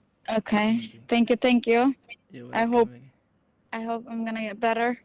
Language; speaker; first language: English; non-native, fluent; Turkish